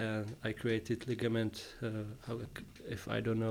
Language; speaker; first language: English; non-native, learner; Czech